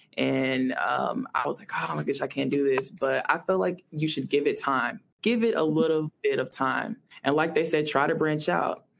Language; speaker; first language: English; native; English